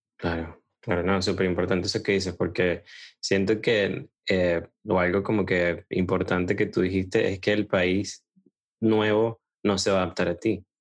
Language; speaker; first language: Spanish; native; Spanish